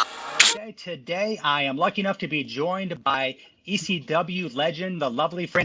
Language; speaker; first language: English; native; English